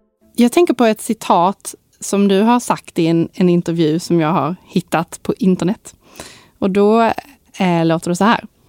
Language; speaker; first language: Swedish; native; Swedish